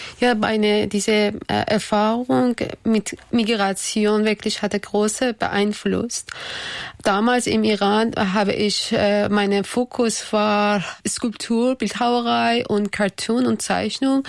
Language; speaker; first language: German; non-native, fluent; Persian